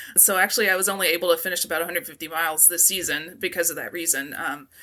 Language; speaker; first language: English; native; English